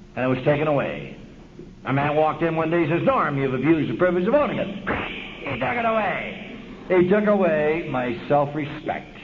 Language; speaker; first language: English; native; English